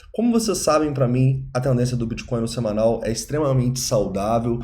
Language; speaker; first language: Portuguese; native; Portuguese